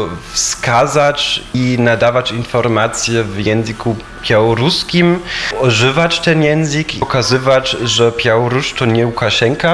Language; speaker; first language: Polish; non-native, fluent; German